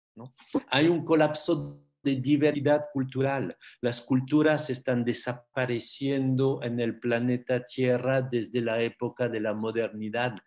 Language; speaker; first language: Spanish; non-native, fluent; French